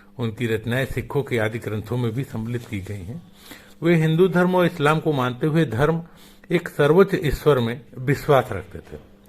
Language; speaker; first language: Hindi; native; Hindi